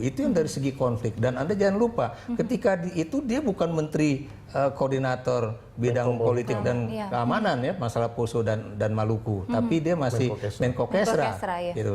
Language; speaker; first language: Indonesian; native; Indonesian